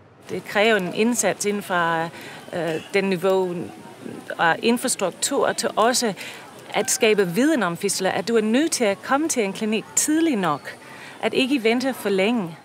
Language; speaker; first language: Danish; non-native, fluent; English